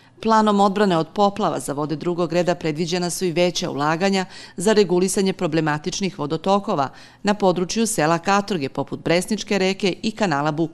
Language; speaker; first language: Serbian; native; Serbian